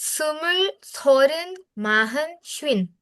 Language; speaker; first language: Korean; non-native, fluent; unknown